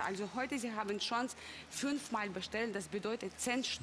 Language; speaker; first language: German; non-native, fluent; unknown